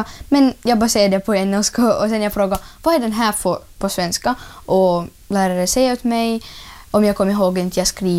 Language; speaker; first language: Swedish; early bilingual, other home language; Ukrainian